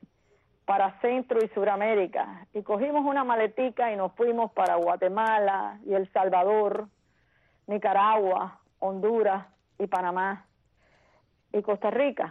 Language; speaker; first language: Spanish; native; Spanish